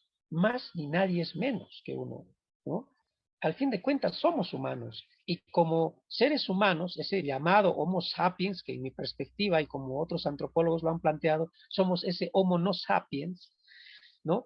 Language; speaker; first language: Spanish; non-native, local second language; Quechua